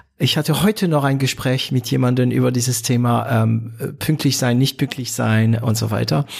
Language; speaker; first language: German; non-native, fluent; French